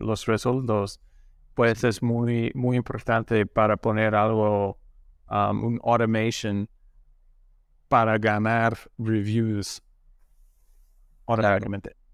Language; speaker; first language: Spanish; non-native, learner; English